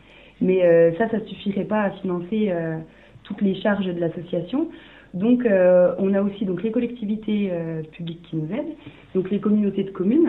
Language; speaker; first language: French; native; French